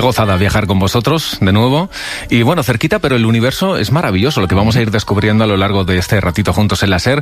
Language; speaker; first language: Spanish; native; Spanish